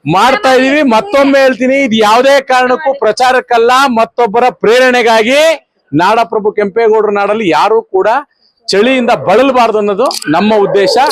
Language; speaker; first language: Kannada; native; Kannada